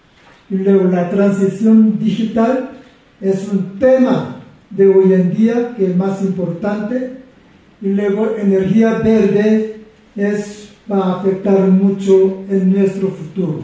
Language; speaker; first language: Spanish; non-native, fluent; Korean